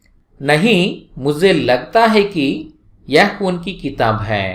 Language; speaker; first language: Hindi; non-native, local second language; Telugu